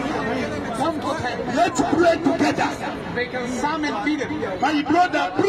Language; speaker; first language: English; non-native, learner; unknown